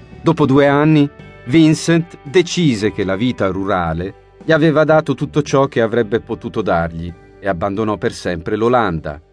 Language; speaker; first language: Italian; native; Italian